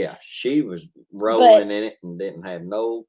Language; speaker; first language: English; native; English